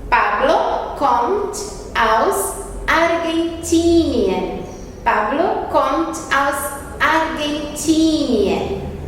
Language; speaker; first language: German; non-native, fluent; Portuguese